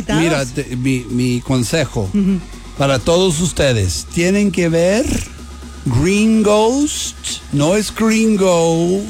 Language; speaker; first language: Spanish; non-native, learner; English